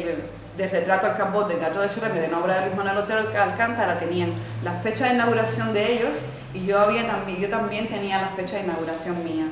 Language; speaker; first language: Spanish; native; Spanish